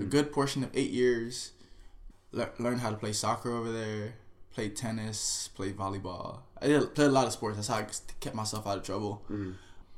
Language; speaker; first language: English; non-native, fluent; Haitian Creole